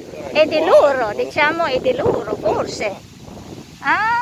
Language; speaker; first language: Italian; non-native, learner; Filipino